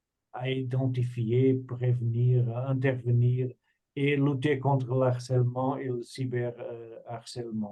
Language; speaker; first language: French; non-native, fluent; Portuguese